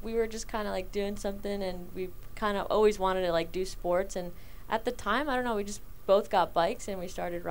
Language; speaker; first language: English; early bilingual, other home language; Spanish